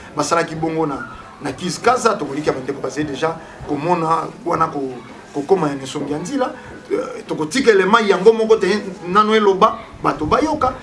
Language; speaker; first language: Lingala; non-native, local second language; Kongo